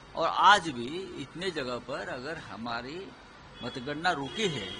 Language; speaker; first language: Hindi; non-native, local second language; Marathi